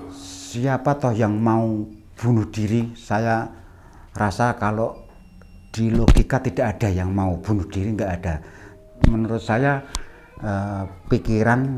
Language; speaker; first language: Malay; non-native, local second language; Javanese